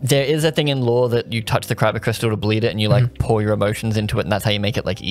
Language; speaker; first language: English; native; English